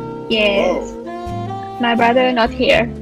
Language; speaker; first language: English; non-native, learner; Thai